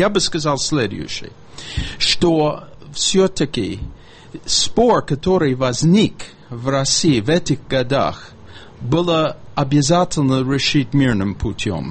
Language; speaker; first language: Russian; non-native, fluent; English